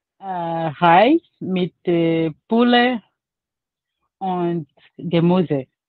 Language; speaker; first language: German; non-native, learner; Portuguese